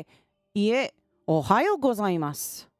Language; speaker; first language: Japanese; non-native, learner; English